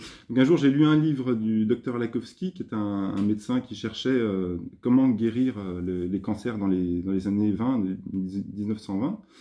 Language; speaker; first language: French; native; French